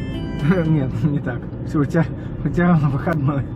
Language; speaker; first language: Russian; native; Russian